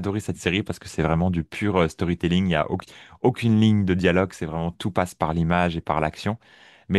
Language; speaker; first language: French; native; French